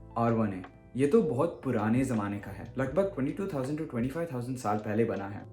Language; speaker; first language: Hindi; early bilingual, heritage; Hindi